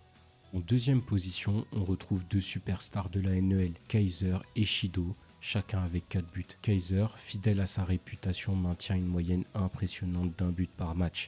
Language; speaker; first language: French; native; French